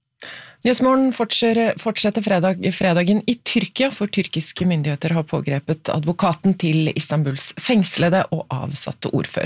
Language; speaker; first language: Norwegian; native; Norwegian